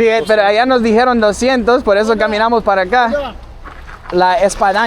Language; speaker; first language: Spanish; early bilingual, heritage; English